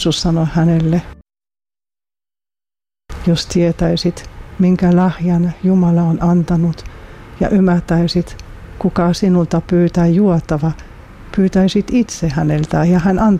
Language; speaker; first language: Finnish; non-native, fluent; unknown